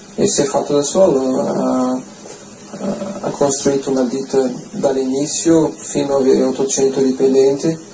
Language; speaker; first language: Italian; non-native, fluent; Portuguese